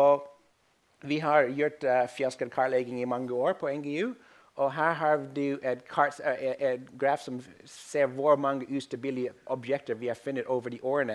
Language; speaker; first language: Norwegian; non-native, fluent; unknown